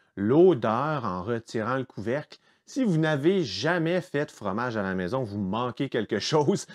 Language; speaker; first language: French; native; French